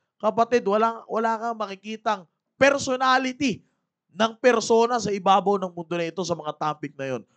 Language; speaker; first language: Filipino; native; Filipino